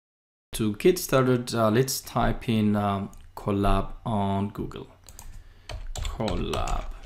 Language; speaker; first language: English; non-native, fluent; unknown